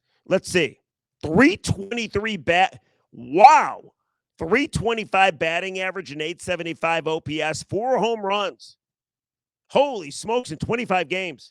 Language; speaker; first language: English; native; English